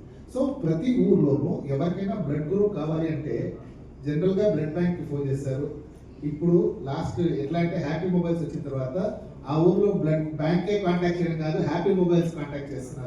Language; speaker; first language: Telugu; native; Telugu